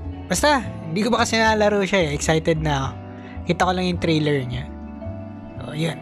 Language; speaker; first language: Filipino; native; Filipino